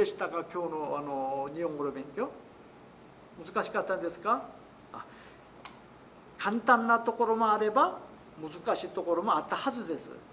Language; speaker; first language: Japanese; non-native, fluent; Korean